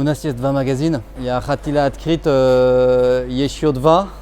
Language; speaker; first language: Russian; non-native, learner; French